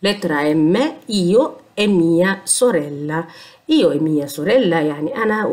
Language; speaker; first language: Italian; non-native, fluent; Arabic